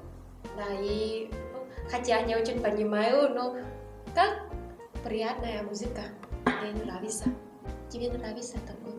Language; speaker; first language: Russian; non-native, learner; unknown